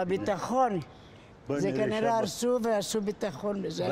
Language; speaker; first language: Hebrew; non-native, fluent; Spanish